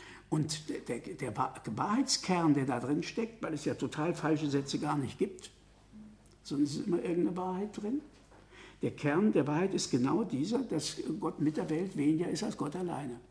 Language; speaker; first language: German; native; German